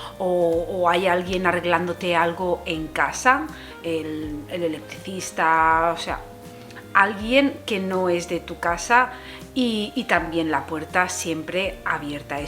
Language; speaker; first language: Spanish; native; Spanish